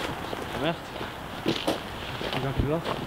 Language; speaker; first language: German; non-native, local second language; Luxembourgish